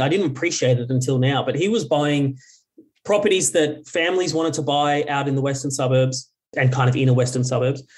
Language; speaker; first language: English; native; English